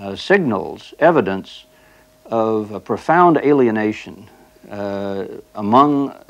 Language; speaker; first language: English; native; English